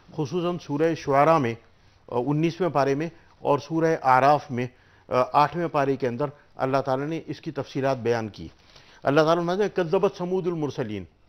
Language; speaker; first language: Urdu; native; Urdu